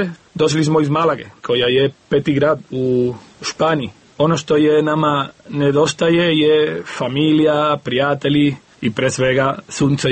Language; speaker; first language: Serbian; non-native, learner; Spanish